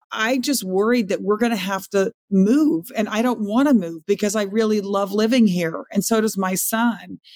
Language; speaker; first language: English; native; English